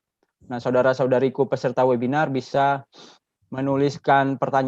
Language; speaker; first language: Indonesian; native; Indonesian